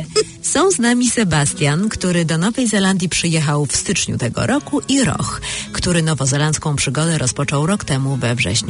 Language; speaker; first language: Polish; native; Polish